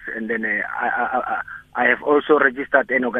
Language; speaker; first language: English; non-native, local second language; Tswana